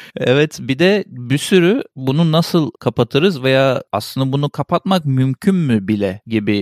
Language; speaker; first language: Turkish; native; Turkish